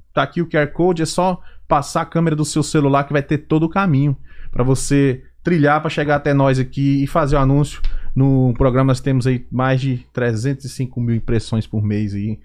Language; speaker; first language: Portuguese; native; Portuguese